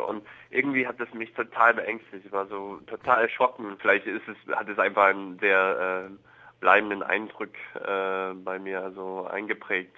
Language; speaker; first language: German; non-native, fluent; English